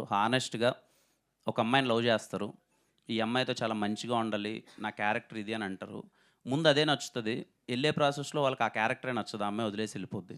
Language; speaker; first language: Telugu; native; Telugu